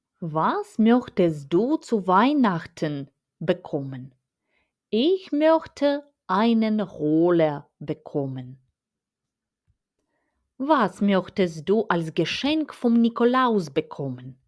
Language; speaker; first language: German; non-native, fluent; Ukrainian